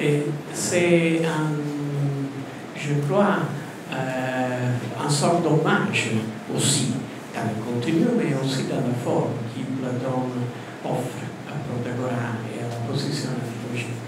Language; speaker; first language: French; non-native, fluent; Italian